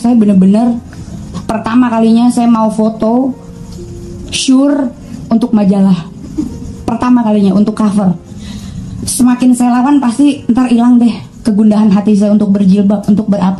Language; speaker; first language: Indonesian; native; Indonesian